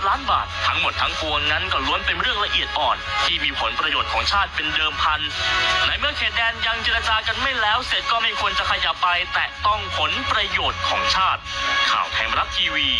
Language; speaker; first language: Thai; native; Thai